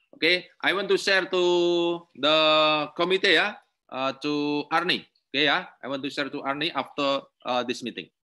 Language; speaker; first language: English; non-native, learner; Indonesian